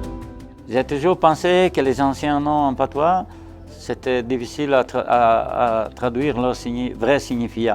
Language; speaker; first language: French; non-native, local second language; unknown